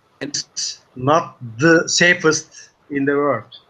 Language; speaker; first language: English; non-native, learner; Turkish